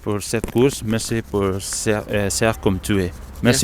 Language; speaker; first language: French; non-native, learner; Spanish